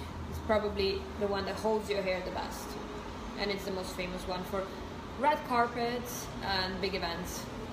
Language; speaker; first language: English; non-native, fluent; Russian